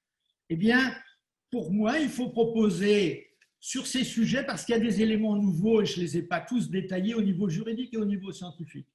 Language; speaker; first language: French; native; French